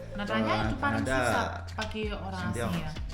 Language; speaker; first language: Indonesian; non-native, fluent; Chinese